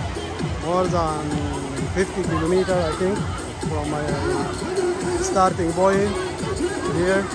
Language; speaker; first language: English; non-native, learner; Arabic